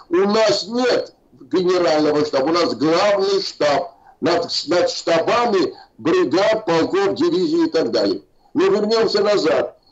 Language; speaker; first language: Russian; non-native, local second language; Armenian